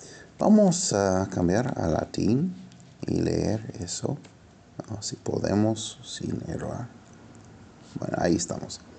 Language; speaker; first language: Spanish; non-native, fluent; English